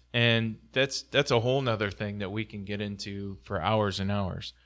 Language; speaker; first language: English; native; English